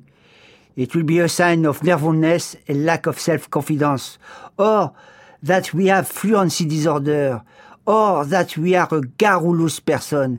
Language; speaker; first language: English; non-native, fluent; French